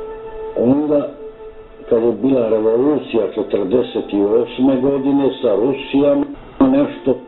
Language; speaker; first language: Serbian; non-native, local second language; Romany